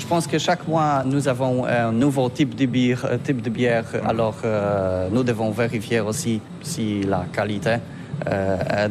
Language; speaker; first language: French; non-native, learner; Polish